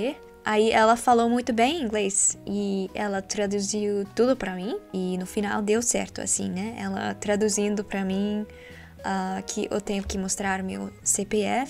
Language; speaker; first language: Portuguese; non-native, learner; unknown